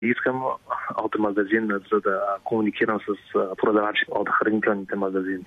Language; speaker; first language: Bulgarian; non-native, fluent; Chinese